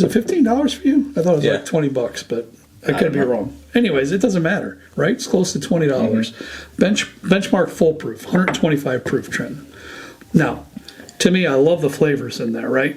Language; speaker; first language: English; native; English